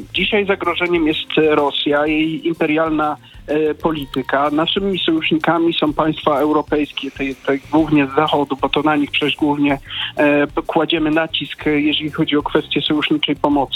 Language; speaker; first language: Polish; native; Polish